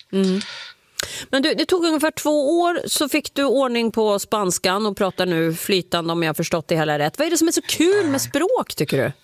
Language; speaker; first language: Swedish; native; Swedish